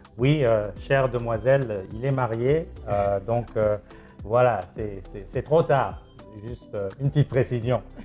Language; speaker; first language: French; non-native, local second language; Lingala